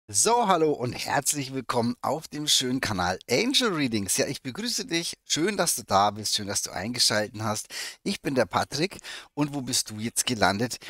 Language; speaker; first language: German; native; German